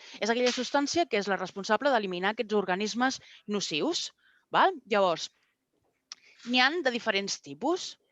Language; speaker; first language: Catalan; non-native, local second language; Spanish